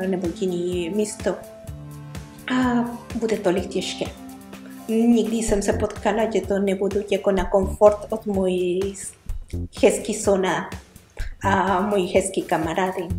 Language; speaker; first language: Czech; non-native, learner; Spanish